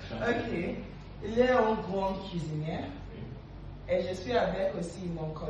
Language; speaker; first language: French; non-native, learner; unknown